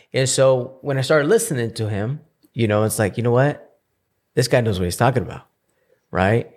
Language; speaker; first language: English; early bilingual, other home language; Spanish